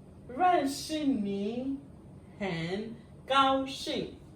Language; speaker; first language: Chinese; non-native, fluent; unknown